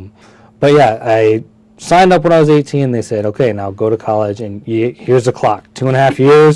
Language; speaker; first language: English; early bilingual, other home language; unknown